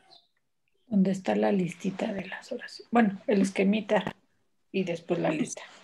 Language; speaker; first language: Spanish; native; Spanish